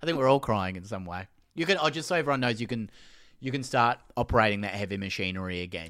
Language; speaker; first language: English; native; English